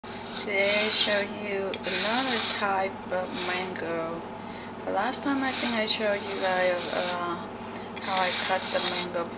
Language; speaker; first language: English; non-native, learner; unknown